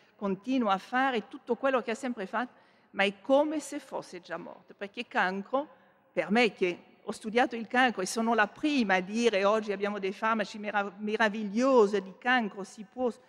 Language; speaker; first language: Italian; non-native, fluent; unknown